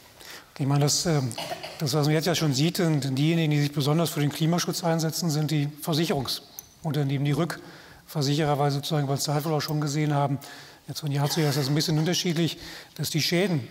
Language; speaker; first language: German; native; German